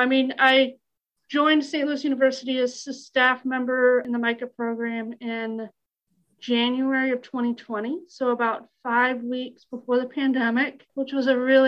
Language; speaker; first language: English; native; English